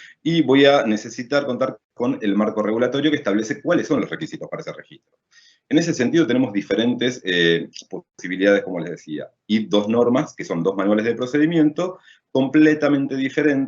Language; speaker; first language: Spanish; native; Spanish